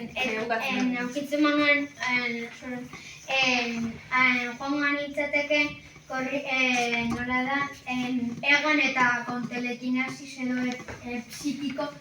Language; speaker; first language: Basque; non-native, local second language; Spanish